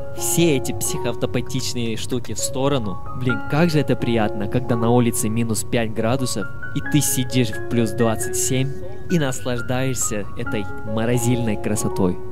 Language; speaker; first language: Russian; non-native, fluent; Turkish